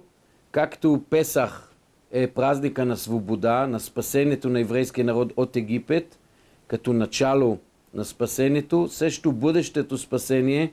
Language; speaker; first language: Bulgarian; non-native, fluent; Hebrew